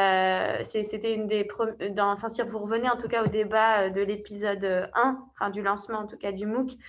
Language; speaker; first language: French; native; French